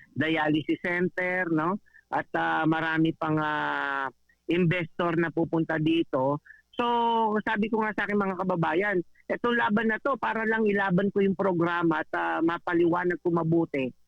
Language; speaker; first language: Filipino; non-native, local second language; Pampanga